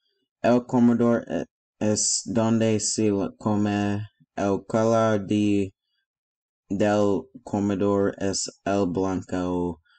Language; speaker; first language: Spanish; non-native, learner; English